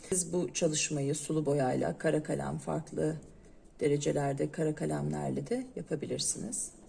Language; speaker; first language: Turkish; native; Turkish